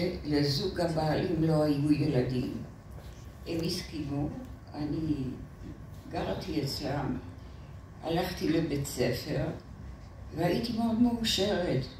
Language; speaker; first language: Hebrew; non-native, fluent; French